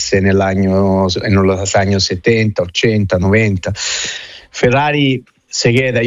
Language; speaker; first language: Spanish; non-native, fluent; Italian